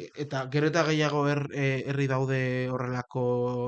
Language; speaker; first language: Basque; non-native, local second language; Spanish